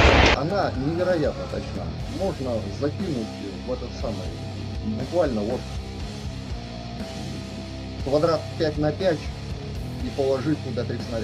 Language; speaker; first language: Russian; native; Russian